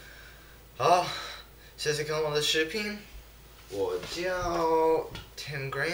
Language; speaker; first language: Chinese; non-native, learner; English